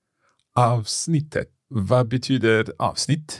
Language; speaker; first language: Swedish; non-native, learner; English